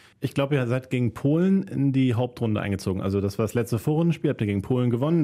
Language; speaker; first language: German; native; German